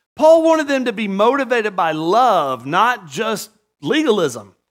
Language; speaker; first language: English; native; English